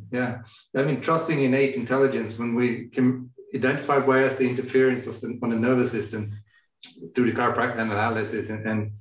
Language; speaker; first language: English; non-native, fluent; Swedish